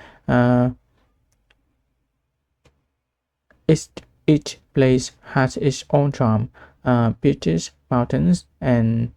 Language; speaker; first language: English; non-native, learner; Vietnamese